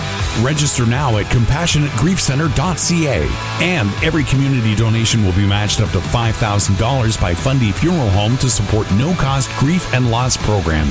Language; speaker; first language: English; native; English